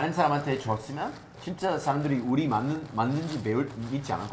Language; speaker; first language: Korean; non-native, fluent; English